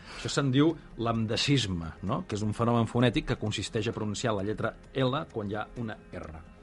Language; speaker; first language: Catalan; native; Catalan